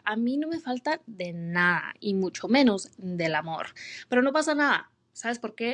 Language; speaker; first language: Spanish; early bilingual, other home language; English